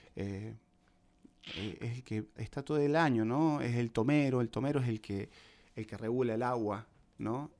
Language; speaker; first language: Spanish; native; Spanish